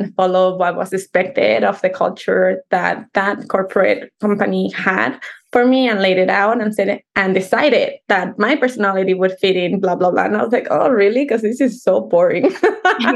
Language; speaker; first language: English; non-native, fluent; Spanish